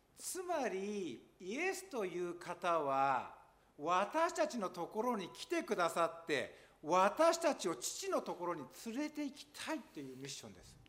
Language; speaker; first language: Japanese; native; Japanese